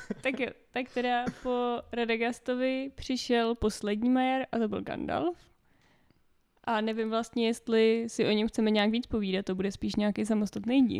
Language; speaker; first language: Czech; native; Czech